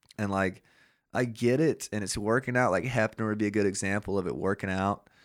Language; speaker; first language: English; native; English